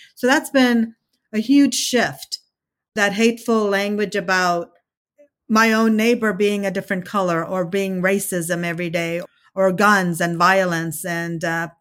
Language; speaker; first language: English; early bilingual, other home language; Telugu